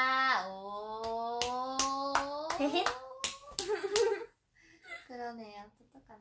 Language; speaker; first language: Korean; non-native, fluent; Japanese